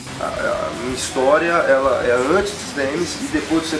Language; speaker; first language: Portuguese; native; Portuguese